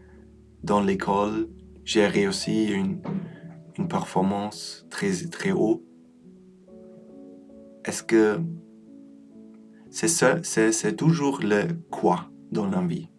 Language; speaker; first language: French; non-native, learner; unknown